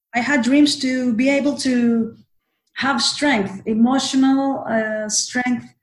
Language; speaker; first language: English; non-native, fluent; Greek